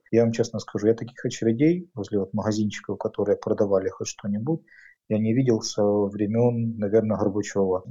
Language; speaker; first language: Russian; native; Russian